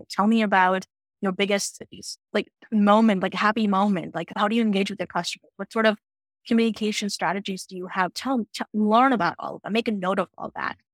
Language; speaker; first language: English; non-native, local second language; Gujarati